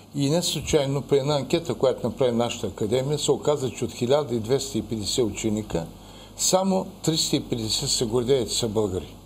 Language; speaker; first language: Bulgarian; native; Bulgarian